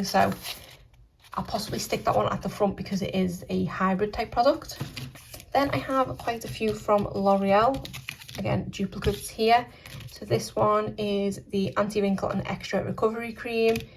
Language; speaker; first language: English; native; English